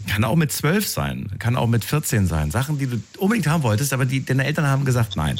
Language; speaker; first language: German; native; German